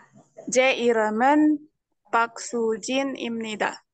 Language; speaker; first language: Korean; non-native, learner; Indonesian